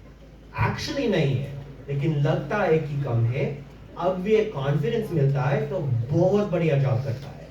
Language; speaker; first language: Hindi; early bilingual, heritage; English